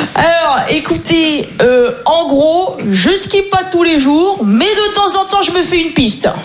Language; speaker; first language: French; native; French